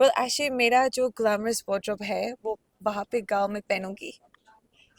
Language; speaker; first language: Hindi; non-native, learner; Punjabi